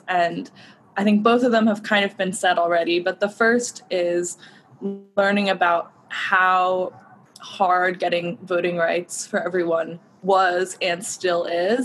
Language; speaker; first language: English; native; English